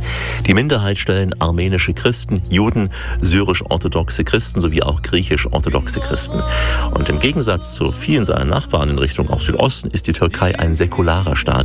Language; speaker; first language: German; native; German